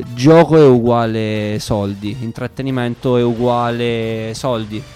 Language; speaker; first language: Italian; native; Italian